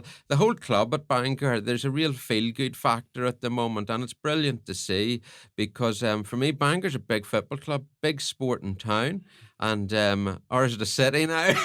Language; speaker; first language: English; native; English